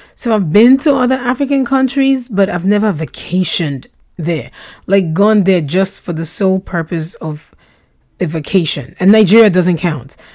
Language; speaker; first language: English; non-native, local second language; Russian